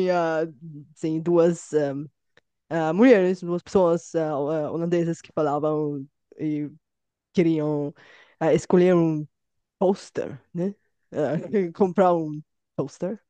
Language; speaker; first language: Portuguese; non-native, fluent; Bulgarian